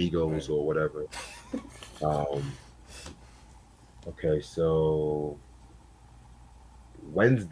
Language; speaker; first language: English; native; English